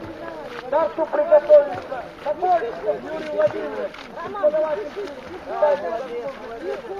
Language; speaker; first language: Russian; native; Russian